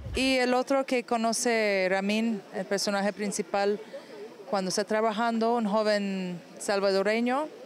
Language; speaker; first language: Spanish; non-native, fluent; Persian